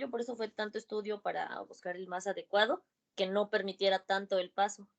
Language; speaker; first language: Spanish; native; Spanish